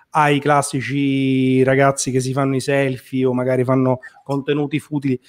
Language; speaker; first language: Italian; native; Italian